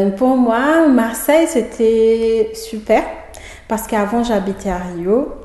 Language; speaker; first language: French; non-native, fluent; Portuguese